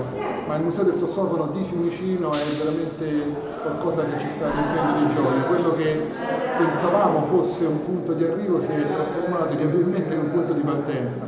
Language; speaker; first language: Italian; native; Italian